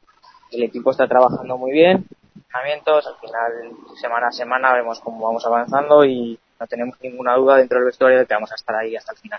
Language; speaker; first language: Spanish; native; Spanish